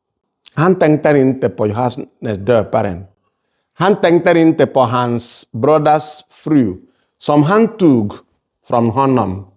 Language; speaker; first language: Swedish; non-native, fluent; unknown